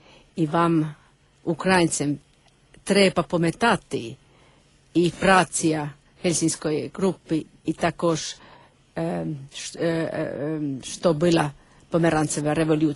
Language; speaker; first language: Ukrainian; non-native, learner; Finnish